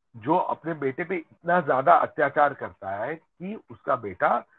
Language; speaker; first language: Hindi; non-native, local second language; Gujarati